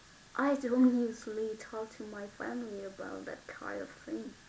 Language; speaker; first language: English; non-native, learner; Vietnamese